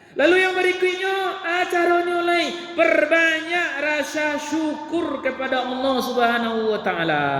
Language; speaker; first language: Malay; non-native, local second language; Minangkabau